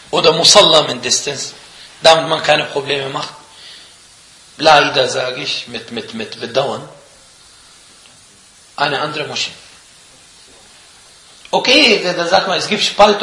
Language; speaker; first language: German; non-native, fluent; Arabic